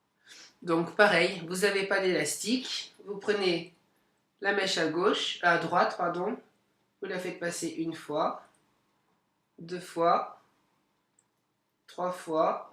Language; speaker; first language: French; native; French